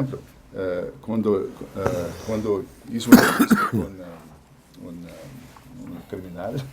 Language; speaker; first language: Spanish; non-native, fluent; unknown